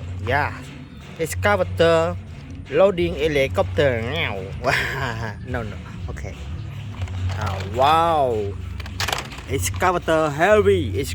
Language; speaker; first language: English; non-native, learner; Indonesian